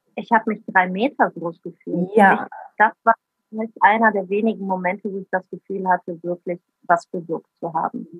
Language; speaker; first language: German; early bilingual, other home language; Italian